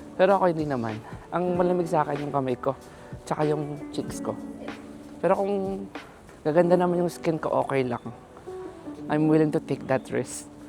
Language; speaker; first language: Filipino; non-native, local second language; Pampanga